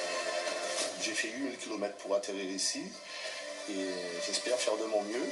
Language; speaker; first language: French; native; French